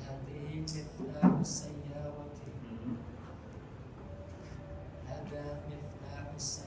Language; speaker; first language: Arabic; non-native, learner; Indonesian